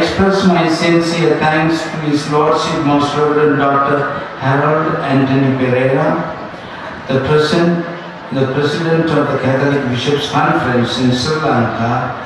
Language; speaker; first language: English; non-native, local second language; Tamil